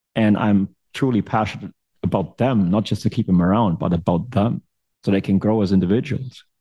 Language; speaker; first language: English; non-native, fluent; German